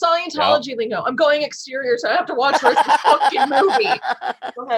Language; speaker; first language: English; native; English